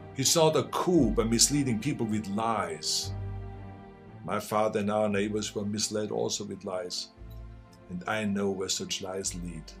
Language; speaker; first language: English; non-native, fluent; German